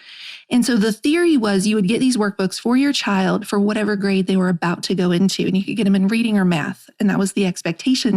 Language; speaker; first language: English; native; English